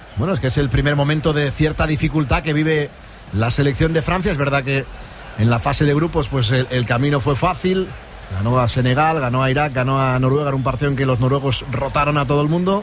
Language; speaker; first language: Spanish; native; Spanish